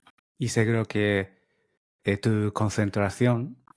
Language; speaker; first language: Spanish; non-native, fluent; Japanese